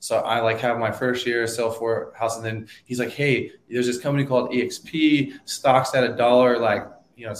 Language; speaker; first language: English; native; English